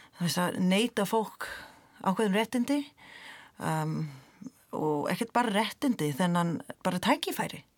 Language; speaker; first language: Icelandic; non-native, fluent; English